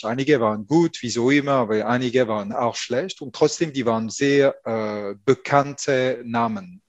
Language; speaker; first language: German; non-native, fluent; French